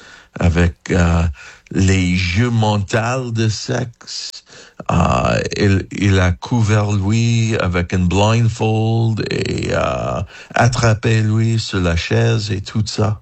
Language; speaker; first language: French; non-native, fluent; English